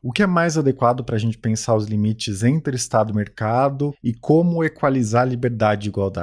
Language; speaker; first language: Portuguese; native; Portuguese